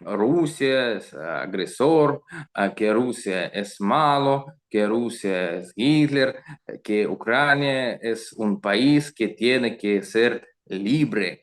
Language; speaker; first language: Spanish; non-native, learner; Russian